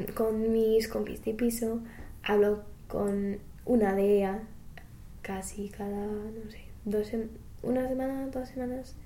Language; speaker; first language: Spanish; non-native, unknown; English